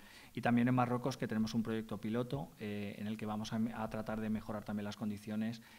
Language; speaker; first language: Spanish; native; Spanish